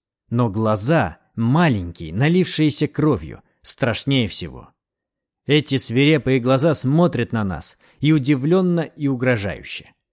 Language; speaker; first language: Russian; native; Russian